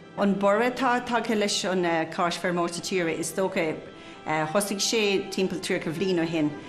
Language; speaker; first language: Irish; non-native, local second language; English